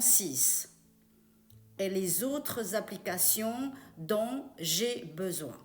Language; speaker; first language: French; non-native, fluent; Chinese